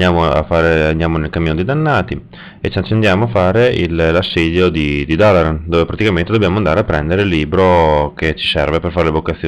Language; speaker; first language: Italian; native; Italian